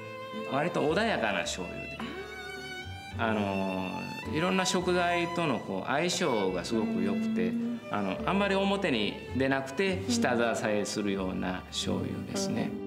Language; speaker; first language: Japanese; native; Japanese